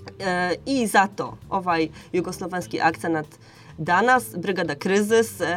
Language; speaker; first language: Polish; non-native, learner; Serbian